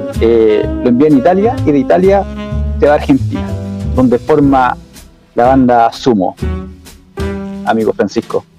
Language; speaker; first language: Spanish; native; Spanish